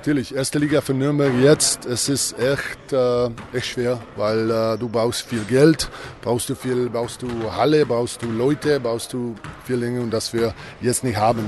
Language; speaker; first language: German; non-native, learner; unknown